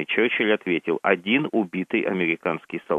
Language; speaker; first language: Russian; native; Russian